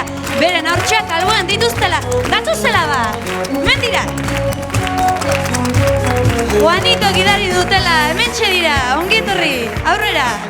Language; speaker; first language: Basque; native; Basque